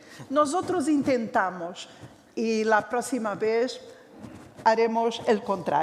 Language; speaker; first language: Spanish; non-native, fluent; Portuguese